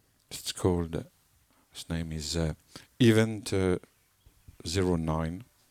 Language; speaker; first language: English; non-native, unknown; French